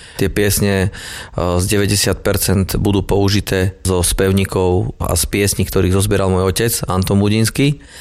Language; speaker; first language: Slovak; native; Slovak